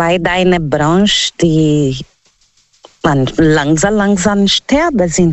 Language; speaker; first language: German; non-native, learner; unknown